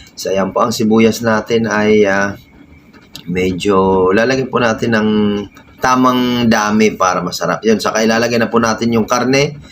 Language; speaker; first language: Filipino; native; Filipino